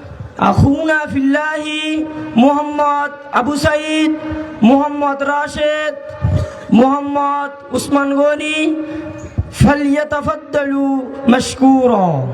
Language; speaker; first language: Arabic; non-native, learner; Bangla